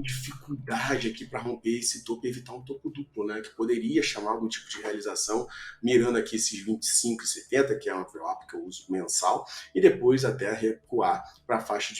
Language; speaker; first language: Portuguese; native; Portuguese